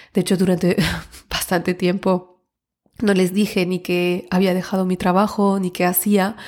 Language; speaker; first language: Spanish; non-native, fluent; French